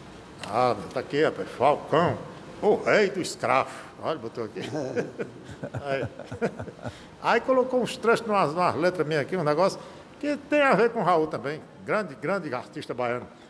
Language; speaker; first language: Portuguese; native; Portuguese